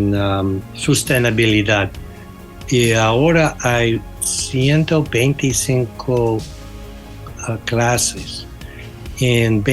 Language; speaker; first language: Spanish; non-native, fluent; English